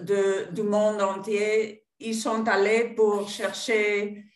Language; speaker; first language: French; non-native, fluent; Spanish